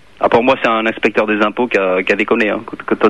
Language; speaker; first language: French; native; French